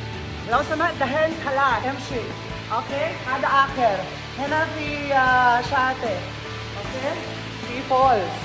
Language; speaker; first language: Arabic; non-native, learner; Filipino